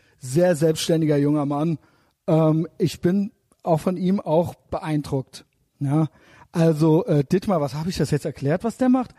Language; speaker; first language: German; native; German